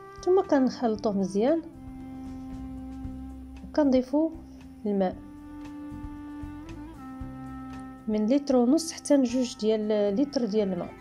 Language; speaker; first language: Arabic; native; Arabic